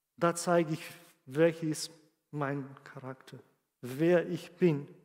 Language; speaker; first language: German; non-native, fluent; Portuguese